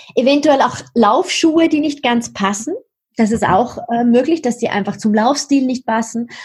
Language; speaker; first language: German; native; German